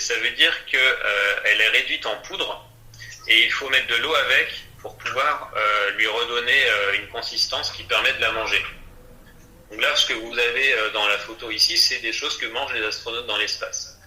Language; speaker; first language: French; native; French